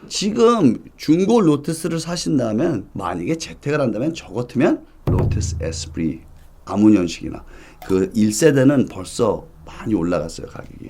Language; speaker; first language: Korean; early bilingual, other home language; English